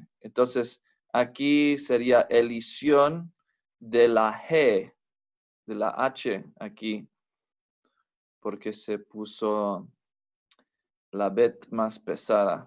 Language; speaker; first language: Spanish; non-native, fluent; English